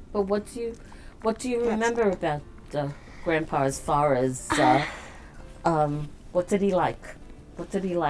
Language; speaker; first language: English; early bilingual, other home language; Italian